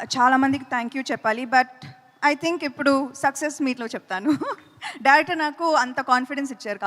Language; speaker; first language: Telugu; non-native, fluent; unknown